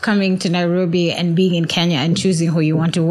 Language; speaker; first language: English; non-native, local second language; Swahili